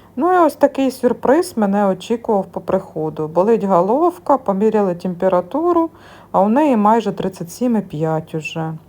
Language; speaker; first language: Ukrainian; non-native, local second language; Russian